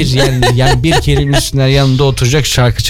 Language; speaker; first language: Turkish; native; Turkish